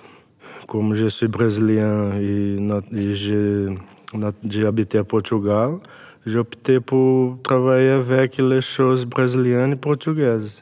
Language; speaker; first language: French; non-native, learner; Portuguese